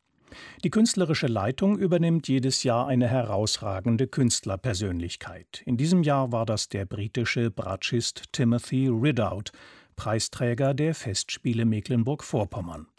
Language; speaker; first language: German; native; German